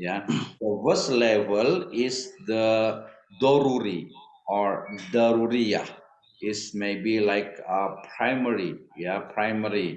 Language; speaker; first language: English; non-native, learner; Indonesian